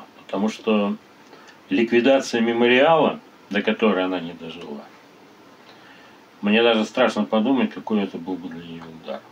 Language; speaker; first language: Russian; native; Russian